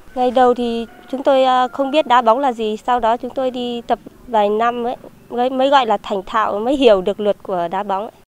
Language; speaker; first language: Vietnamese; non-native, local second language; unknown